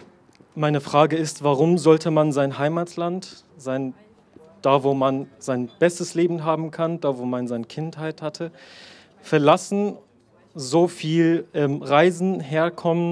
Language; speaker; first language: German; non-native, fluent; Persian